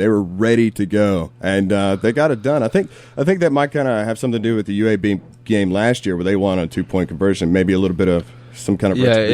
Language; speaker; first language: English; native; English